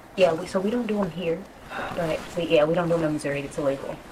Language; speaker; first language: English; non-native, fluent; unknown